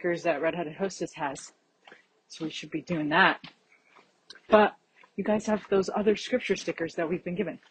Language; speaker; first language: English; native; English